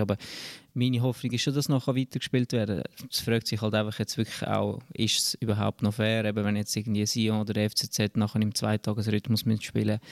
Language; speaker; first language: German; native; German